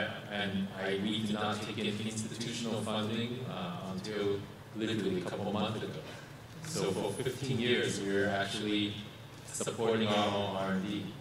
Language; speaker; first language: English; non-native, fluent; Chinese